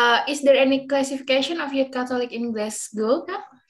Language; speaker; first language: English; non-native, learner; Indonesian